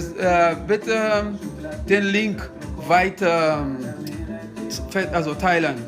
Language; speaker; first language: German; non-native, fluent; Kabuverdianu